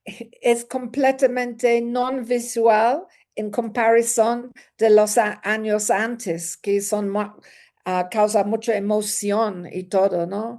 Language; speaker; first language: Spanish; non-native, learner; English